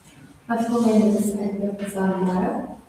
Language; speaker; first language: English; non-native, fluent; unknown